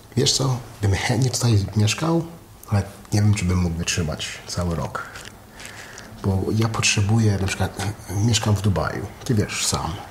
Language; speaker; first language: Polish; early bilingual, heritage; Polish